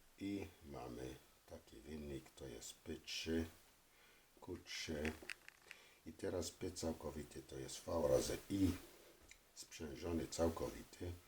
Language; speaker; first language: Polish; non-native, learner; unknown